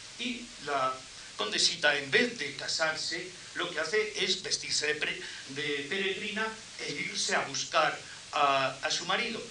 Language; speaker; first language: Spanish; native; Spanish